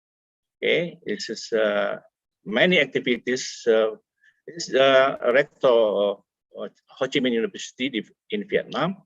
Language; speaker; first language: English; non-native, fluent; Indonesian